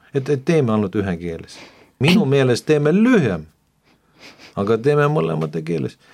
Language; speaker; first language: Estonian; non-native, local second language; Russian